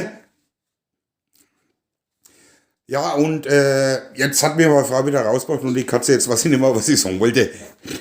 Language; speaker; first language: German; native; German